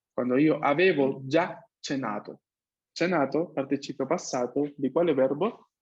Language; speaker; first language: Italian; non-native, fluent; Spanish